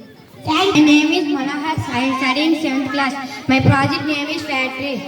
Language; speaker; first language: English; non-native, local second language; Telugu